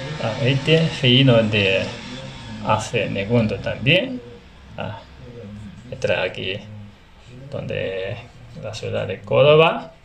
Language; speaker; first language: Spanish; non-native, learner; Chinese